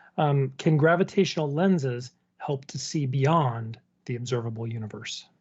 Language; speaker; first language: English; native; English